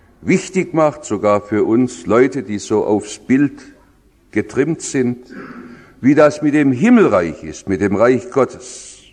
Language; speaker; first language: German; native; German